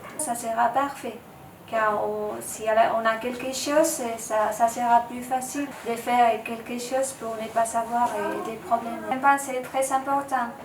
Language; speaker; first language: French; non-native, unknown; Spanish